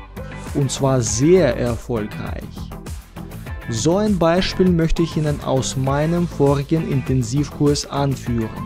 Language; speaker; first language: German; non-native, fluent; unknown